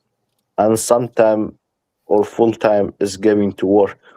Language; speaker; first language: English; non-native, learner; Persian